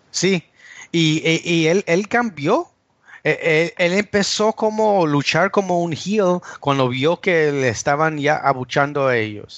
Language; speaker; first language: Spanish; early bilingual, heritage; English